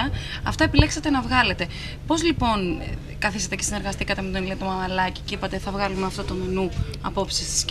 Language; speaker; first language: Greek; native; Greek